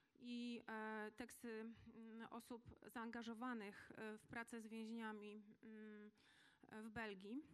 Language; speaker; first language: Polish; native; Polish